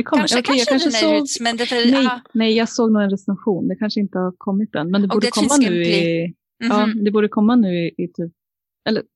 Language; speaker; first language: Swedish; native; Swedish